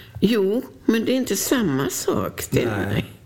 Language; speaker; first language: Swedish; non-native, fluent; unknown